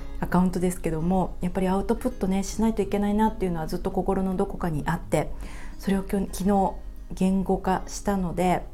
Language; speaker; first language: Japanese; native; Japanese